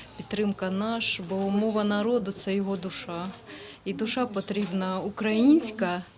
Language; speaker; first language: Ukrainian; non-native, local second language; Russian